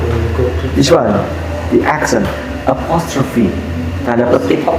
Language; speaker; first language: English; non-native, fluent; Indonesian